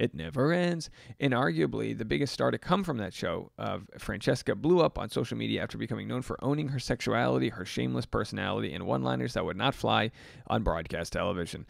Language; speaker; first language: English; native; English